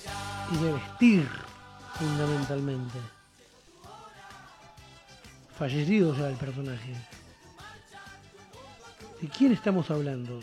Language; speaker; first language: Spanish; native; Spanish